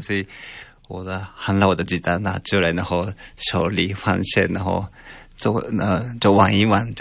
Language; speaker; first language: Chinese; non-native, fluent; Japanese